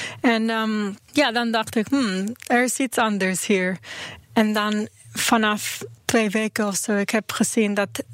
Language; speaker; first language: Dutch; non-native, learner; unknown